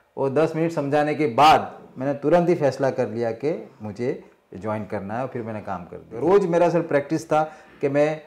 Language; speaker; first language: Hindi; non-native, local second language; Marathi